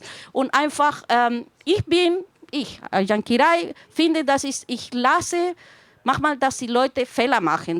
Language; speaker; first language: German; non-native, fluent; Spanish